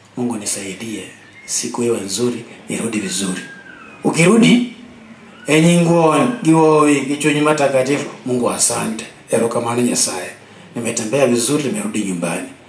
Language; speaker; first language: Swahili; non-native, local second language; Luo (Kenya and Tanzania)